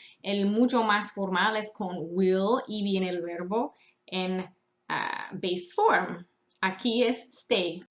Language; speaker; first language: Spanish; non-native, fluent; English